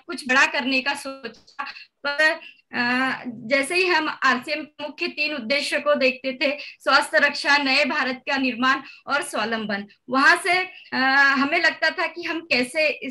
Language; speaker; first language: Hindi; native; Hindi